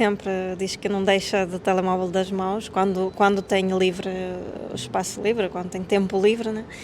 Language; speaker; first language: Portuguese; non-native, fluent; Ukrainian